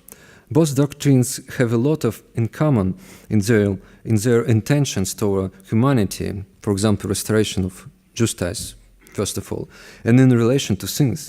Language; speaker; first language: English; non-native, fluent; Russian